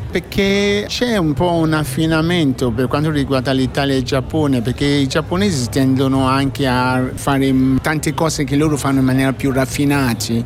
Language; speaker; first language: Italian; non-native, fluent; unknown